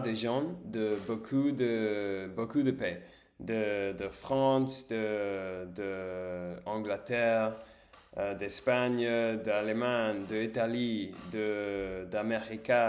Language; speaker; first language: French; non-native, learner; English